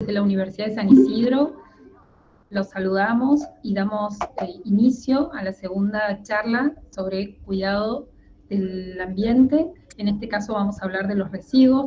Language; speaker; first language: Spanish; native; Spanish